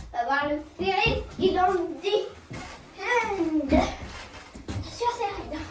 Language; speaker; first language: French; native; French